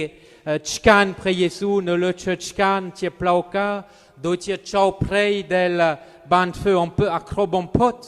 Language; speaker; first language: Khmer; non-native, fluent; French